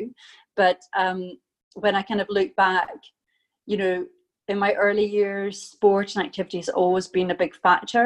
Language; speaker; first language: English; native; English